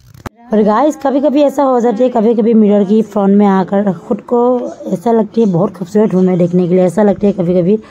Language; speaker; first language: Hindi; non-native, local second language; Assamese